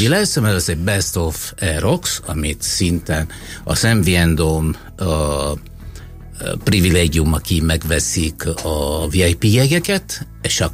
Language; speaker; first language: Hungarian; non-native, fluent; Italian